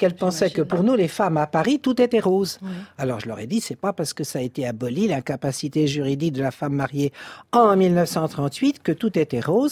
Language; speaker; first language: French; native; French